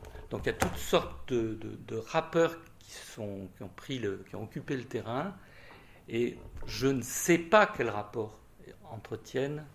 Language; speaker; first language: French; native; French